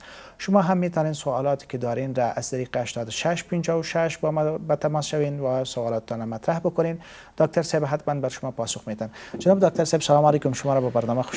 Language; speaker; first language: Persian; native; Persian